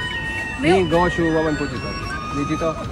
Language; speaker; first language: Chinese; non-native, learner; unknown